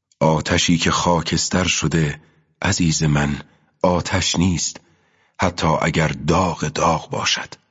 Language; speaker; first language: Persian; native; Persian